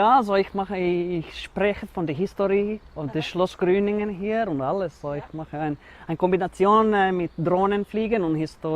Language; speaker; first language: German; non-native, learner; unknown